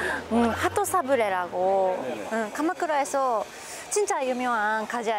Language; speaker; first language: Korean; non-native, learner; Japanese